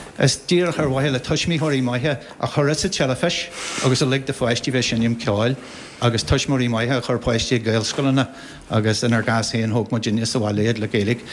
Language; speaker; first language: Irish; native; Irish